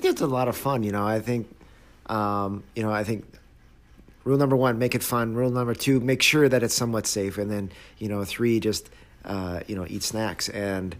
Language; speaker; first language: English; native; English